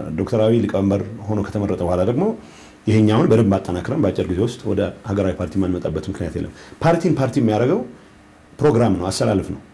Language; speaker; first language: Amharic; non-native, local second language; Tigrinya